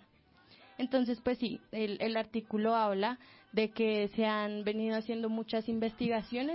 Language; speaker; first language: Spanish; native; Spanish